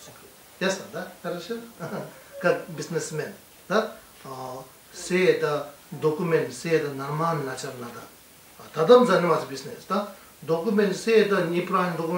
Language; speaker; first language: Russian; non-native, learner; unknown